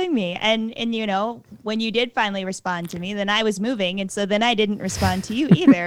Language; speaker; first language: English; native; English